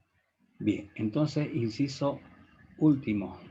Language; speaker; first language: Spanish; native; Spanish